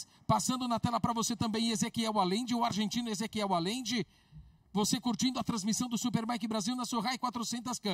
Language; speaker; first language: Portuguese; native; Portuguese